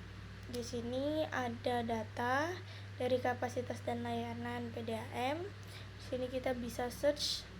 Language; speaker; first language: Indonesian; native; Indonesian